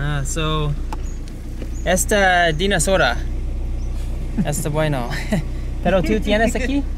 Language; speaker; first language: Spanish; non-native, learner; English